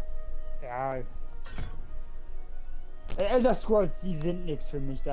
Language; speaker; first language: German; native; German